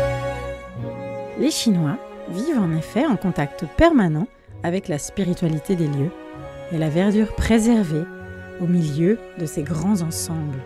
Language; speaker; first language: French; native; French